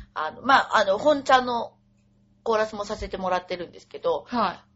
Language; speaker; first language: Japanese; native; Japanese